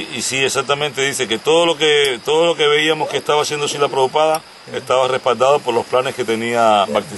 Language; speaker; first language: Spanish; native; Spanish